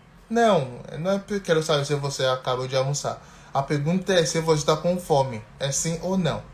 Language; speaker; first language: Portuguese; non-native, fluent; English